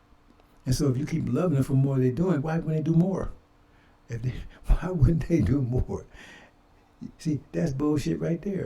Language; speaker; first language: English; native; English